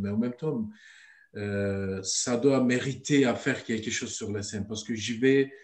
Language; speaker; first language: French; non-native, learner; Turkish